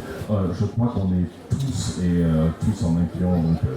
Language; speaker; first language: French; native; French